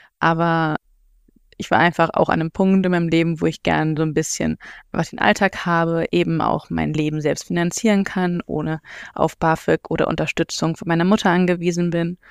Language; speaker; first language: German; native; German